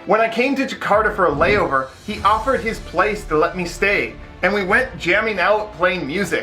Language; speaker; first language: English; native; English